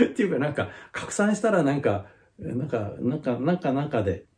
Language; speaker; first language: Japanese; native; Japanese